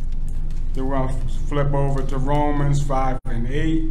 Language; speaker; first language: English; native; English